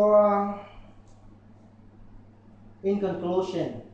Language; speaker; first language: English; non-native, learner; Vietnamese